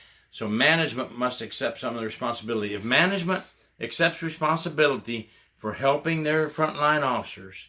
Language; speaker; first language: English; native; English